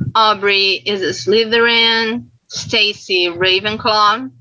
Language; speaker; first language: English; non-native, fluent; Portuguese